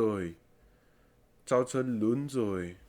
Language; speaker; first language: Vietnamese; non-native, learner; English